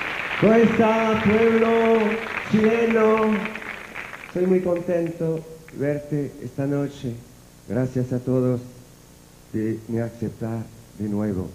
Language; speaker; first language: Spanish; non-native, learner; French